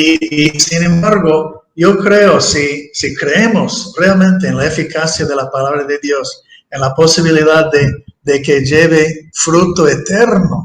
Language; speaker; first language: Spanish; non-native, fluent; English